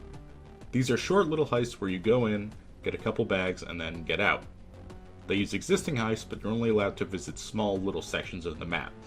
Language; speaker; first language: English; native; English